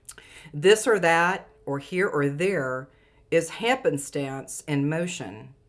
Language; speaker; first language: English; native; English